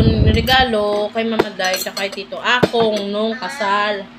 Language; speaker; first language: Filipino; non-native, local second language; Hiligaynon